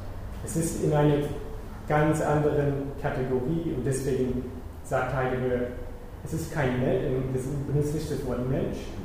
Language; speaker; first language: German; non-native, fluent; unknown